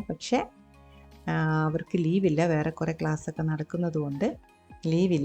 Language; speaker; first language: Malayalam; native; Malayalam